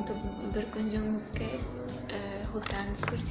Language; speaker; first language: Indonesian; non-native, learner; Arabic